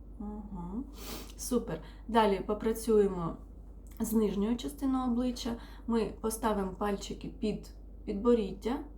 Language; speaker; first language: Ukrainian; non-native, local second language; Russian